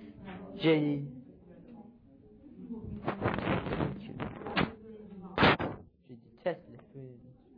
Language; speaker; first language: French; non-native, learner; English